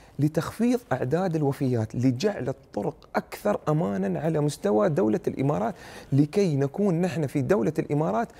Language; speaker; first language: Arabic; native; Arabic